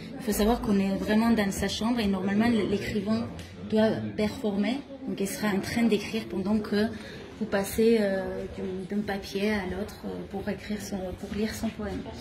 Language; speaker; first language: French; non-native, fluent; Armenian